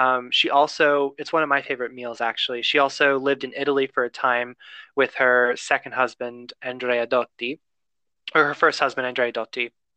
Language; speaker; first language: English; native; English